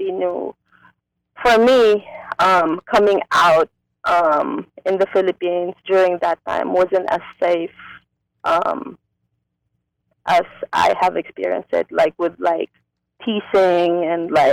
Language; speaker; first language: English; non-native, local second language; Filipino